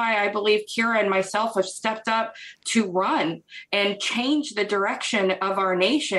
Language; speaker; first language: English; native; English